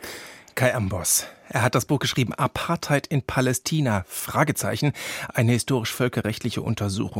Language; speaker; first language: German; native; German